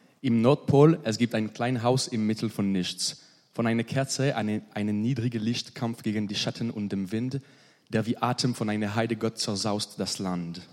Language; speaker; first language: German; non-native, learner; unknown